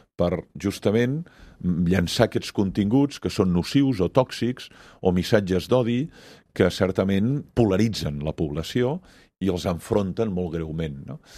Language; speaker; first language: Catalan; native; Catalan